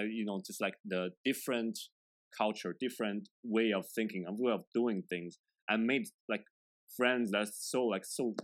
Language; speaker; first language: English; non-native, fluent; Chinese